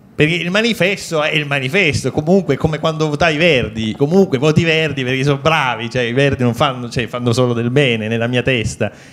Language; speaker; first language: Italian; native; Italian